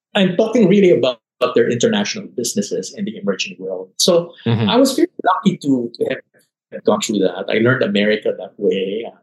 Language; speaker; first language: English; non-native, local second language; Filipino